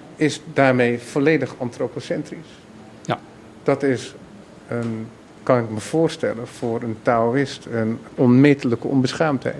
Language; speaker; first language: Dutch; native; Dutch